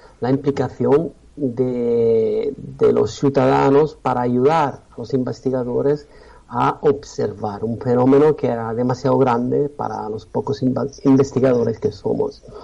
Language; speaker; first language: Spanish; non-native, fluent; Italian